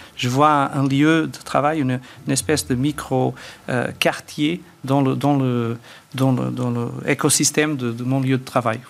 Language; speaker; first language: French; early bilingual, other home language; Portuguese